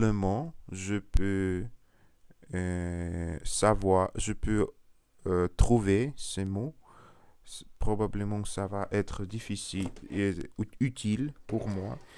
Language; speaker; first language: French; non-native, learner; Russian